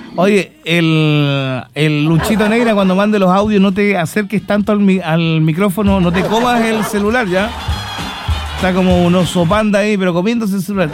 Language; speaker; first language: Spanish; native; Spanish